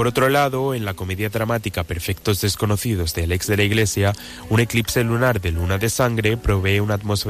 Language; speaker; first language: Spanish; native; Spanish